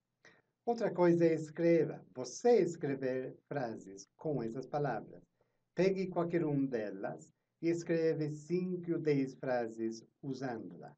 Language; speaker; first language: Portuguese; non-native, fluent; English